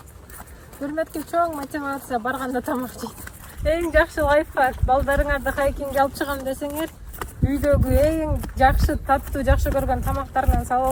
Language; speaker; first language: Kyrgyz; native; Kyrgyz